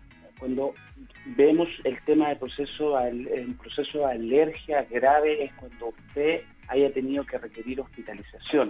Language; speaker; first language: Spanish; native; Spanish